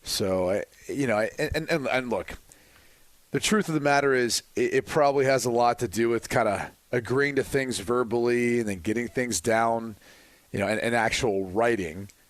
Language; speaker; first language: English; native; English